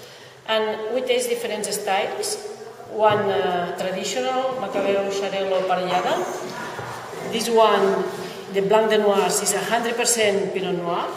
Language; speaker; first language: English; non-native, learner; Catalan